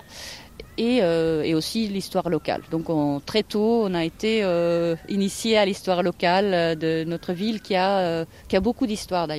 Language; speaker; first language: French; non-native, fluent; Norwegian